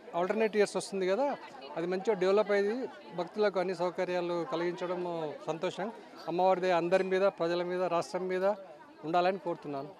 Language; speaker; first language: Telugu; native; Telugu